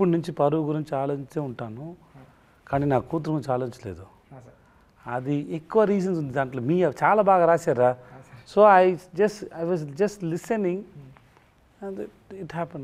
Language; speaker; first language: Telugu; non-native, learner; Tamil